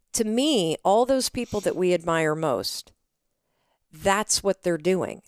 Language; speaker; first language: English; native; English